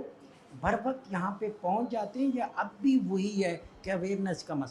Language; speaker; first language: Urdu; native; Urdu